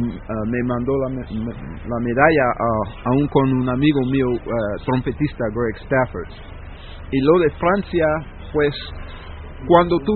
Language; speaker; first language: Spanish; non-native, fluent; English